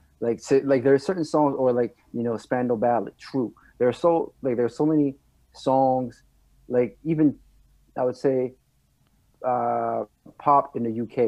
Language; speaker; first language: English; non-native, fluent; French